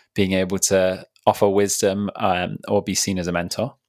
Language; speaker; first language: English; native; English